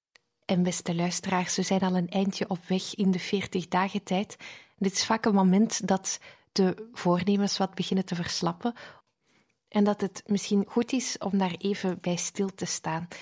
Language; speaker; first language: Dutch; native; Dutch